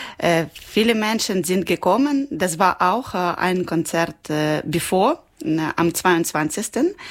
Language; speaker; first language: German; non-native, learner; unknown